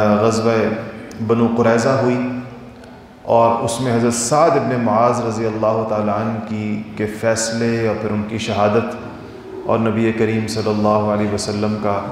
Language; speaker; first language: Urdu; native; Urdu